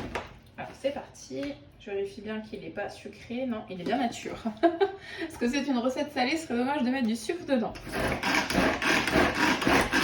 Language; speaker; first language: French; native; French